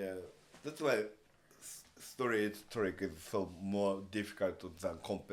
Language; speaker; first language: English; non-native, learner; Japanese